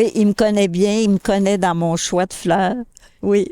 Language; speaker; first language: French; native; French